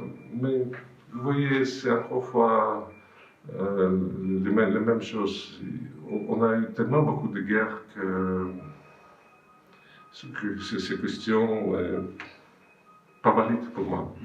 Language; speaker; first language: French; non-native, fluent; Russian